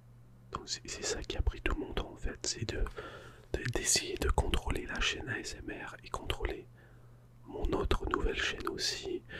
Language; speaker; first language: French; non-native, fluent; English